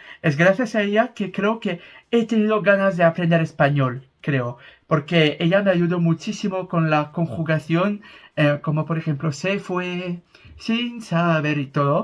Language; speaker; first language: Spanish; non-native, fluent; French